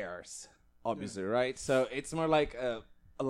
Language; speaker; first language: English; non-native, fluent; Italian